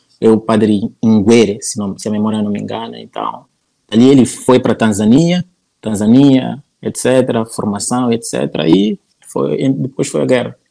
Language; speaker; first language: Portuguese; native; Portuguese